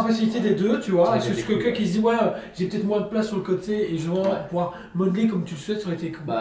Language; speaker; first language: French; native; French